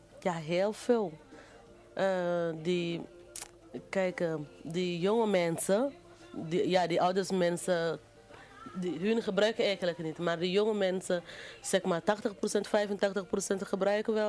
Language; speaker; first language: Dutch; non-native, fluent; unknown